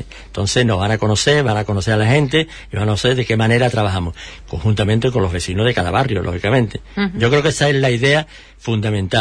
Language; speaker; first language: Spanish; native; Spanish